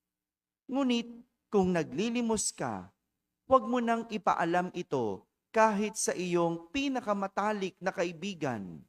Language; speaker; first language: Filipino; native; Filipino